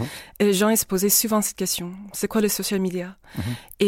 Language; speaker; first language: French; non-native, fluent; English